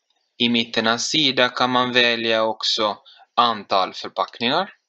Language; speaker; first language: Swedish; non-native, fluent; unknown